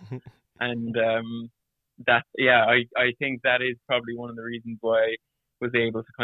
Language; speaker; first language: English; native; English